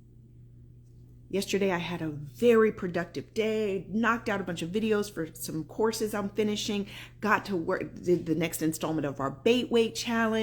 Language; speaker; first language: English; native; English